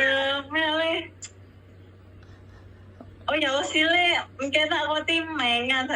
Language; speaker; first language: Cantonese; non-native, fluent; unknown